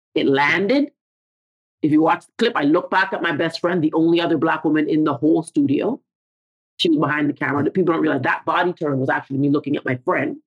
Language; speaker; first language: English; native; English